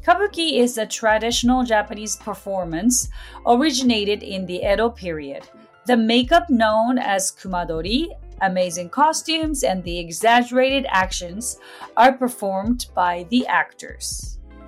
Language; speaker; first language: English; non-native, fluent; Japanese